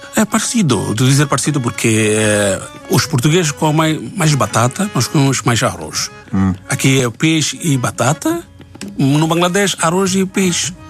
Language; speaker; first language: Portuguese; non-native, learner; Bangla